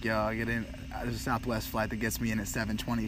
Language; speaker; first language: English; native; English